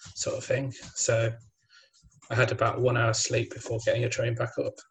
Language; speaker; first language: English; native; English